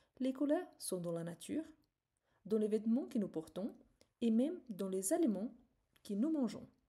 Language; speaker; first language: French; non-native, fluent; Portuguese